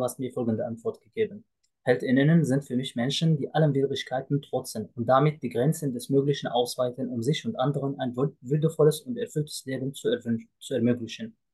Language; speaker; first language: German; native; German